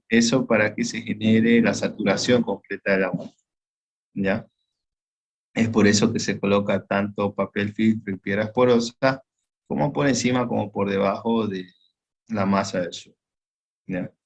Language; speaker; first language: Spanish; native; Spanish